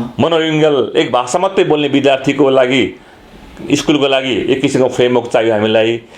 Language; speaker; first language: Nepali; non-native, local second language; Eastern Tamang